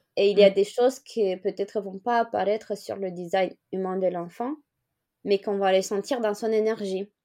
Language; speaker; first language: French; non-native, fluent; Romanian